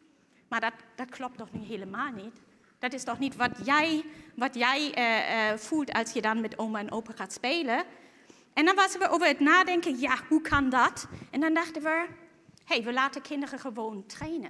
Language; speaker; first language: Dutch; non-native, fluent; German